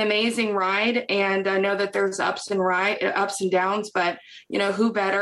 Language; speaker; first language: English; native; English